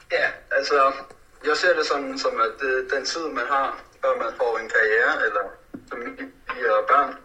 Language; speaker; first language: Danish; early bilingual, other home language; Faroese